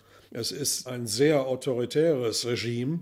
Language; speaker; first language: German; native; German